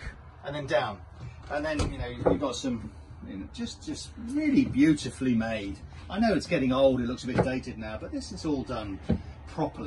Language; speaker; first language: English; native; English